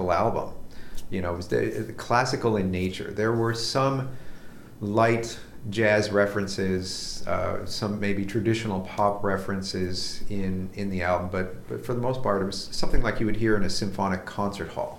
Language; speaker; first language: English; native; English